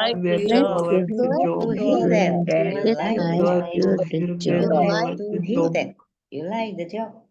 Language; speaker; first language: English; non-native, learner; Indonesian